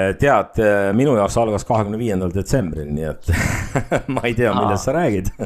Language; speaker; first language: Estonian; non-native, local second language; Russian